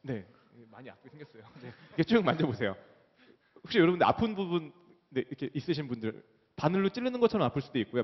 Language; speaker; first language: Korean; native; Korean